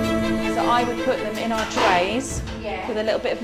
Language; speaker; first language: English; native; English